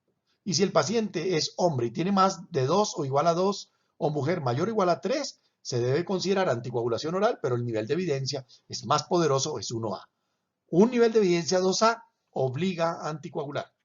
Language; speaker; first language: Spanish; native; Spanish